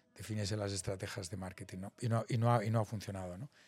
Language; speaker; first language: Spanish; native; Spanish